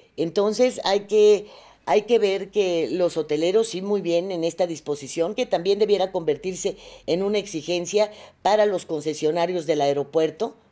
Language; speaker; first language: Spanish; native; Spanish